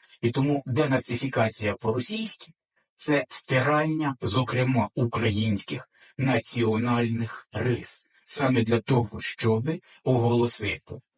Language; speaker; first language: Ukrainian; native; Ukrainian